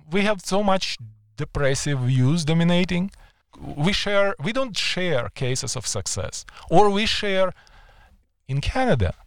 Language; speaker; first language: English; non-native, fluent; Ukrainian